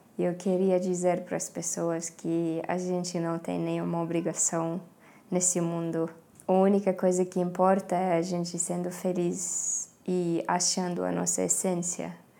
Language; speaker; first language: Portuguese; non-native, fluent; Estonian